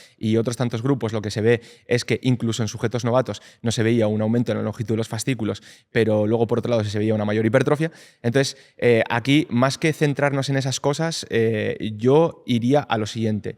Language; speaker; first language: Spanish; native; Spanish